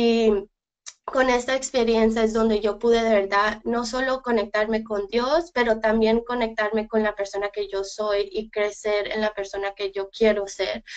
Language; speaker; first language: Spanish; early bilingual, heritage; Spanish